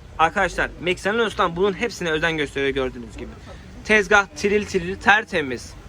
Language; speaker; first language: Turkish; native; Turkish